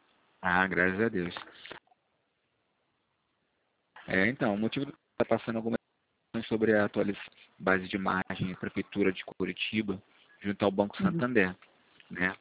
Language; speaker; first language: Portuguese; native; Portuguese